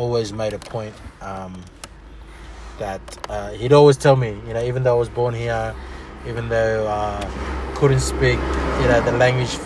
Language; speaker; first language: English; non-native, local second language; Fijian